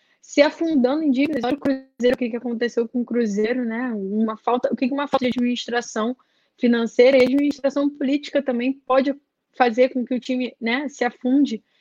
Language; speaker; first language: Portuguese; native; Portuguese